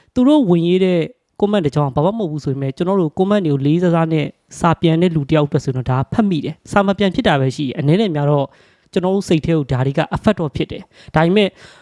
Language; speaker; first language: Burmese; native; Burmese